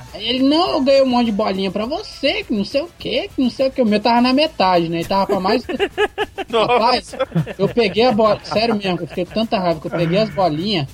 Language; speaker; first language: Portuguese; native; Portuguese